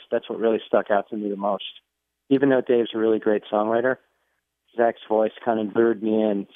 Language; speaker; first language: English; native; English